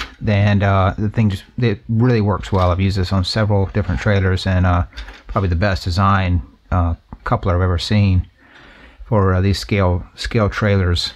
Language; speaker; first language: English; native; English